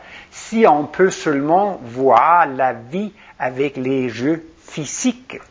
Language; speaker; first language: French; non-native, fluent; Danish